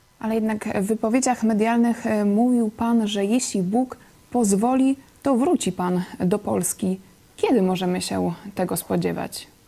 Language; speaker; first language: Polish; native; Polish